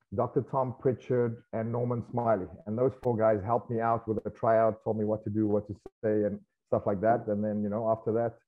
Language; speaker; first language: English; native; English